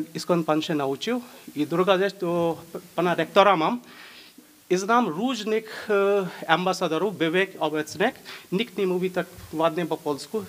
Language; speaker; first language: Polish; non-native, learner; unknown